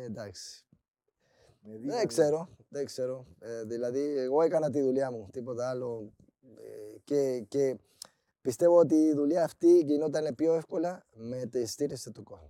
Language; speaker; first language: Greek; non-native, fluent; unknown